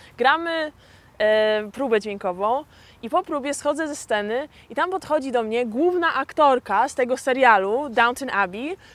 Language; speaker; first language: Polish; early bilingual, heritage; English